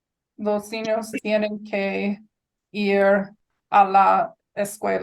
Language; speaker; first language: Spanish; non-native, learner; English